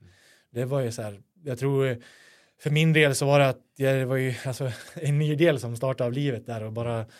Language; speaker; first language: Swedish; native; Swedish